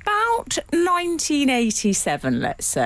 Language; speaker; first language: English; native; English